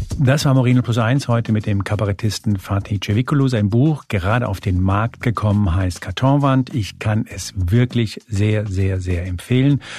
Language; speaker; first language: German; early bilingual, other home language; Spanish